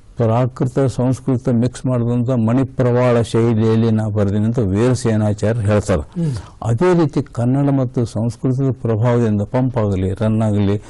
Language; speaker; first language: Kannada; native; Kannada